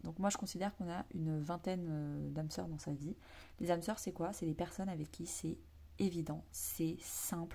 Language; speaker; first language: French; native; French